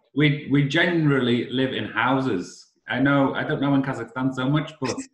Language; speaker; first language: English; native; English